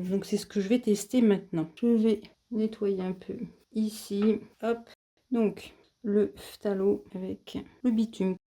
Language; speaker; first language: French; native; French